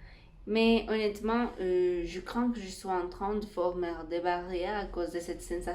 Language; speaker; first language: French; non-native, fluent; Spanish